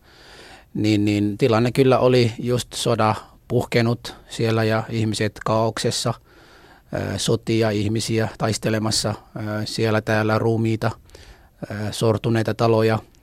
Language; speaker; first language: Finnish; non-native, fluent; Somali